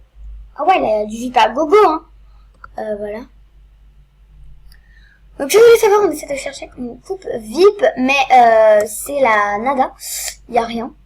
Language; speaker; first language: French; native; French